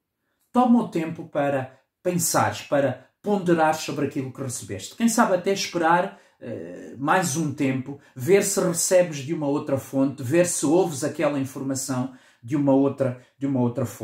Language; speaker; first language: Portuguese; native; Portuguese